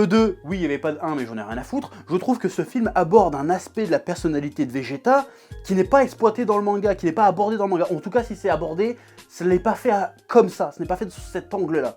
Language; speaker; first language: French; native; French